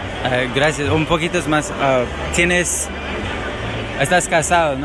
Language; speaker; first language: Spanish; non-native, learner; English